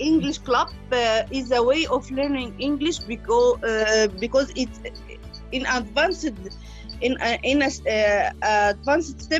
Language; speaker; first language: English; non-native, learner; Arabic